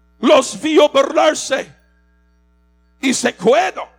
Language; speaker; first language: Spanish; non-native, learner; English